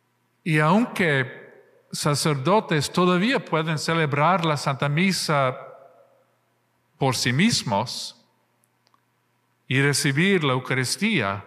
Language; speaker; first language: Spanish; non-native, fluent; English